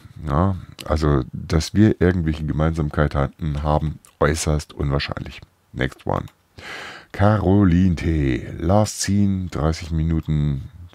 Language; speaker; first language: German; native; German